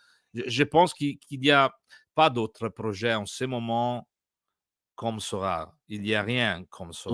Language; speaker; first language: French; non-native, learner; Italian